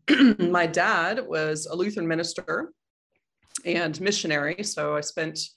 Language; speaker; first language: English; native; English